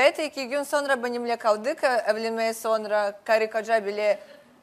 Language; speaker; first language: Turkish; non-native, learner; Russian